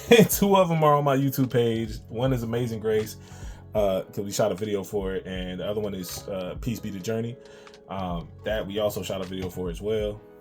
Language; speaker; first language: English; native; English